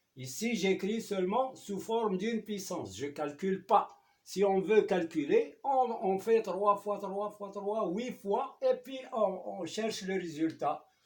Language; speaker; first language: French; non-native, local second language; Arabic